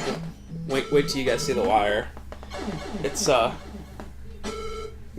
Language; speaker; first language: English; native; English